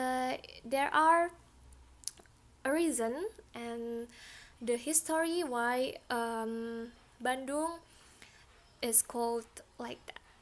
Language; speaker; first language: English; non-native, learner; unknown